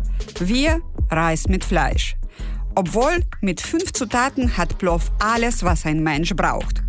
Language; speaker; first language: German; non-native, fluent; Uzbek